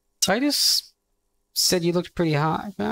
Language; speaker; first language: English; native; English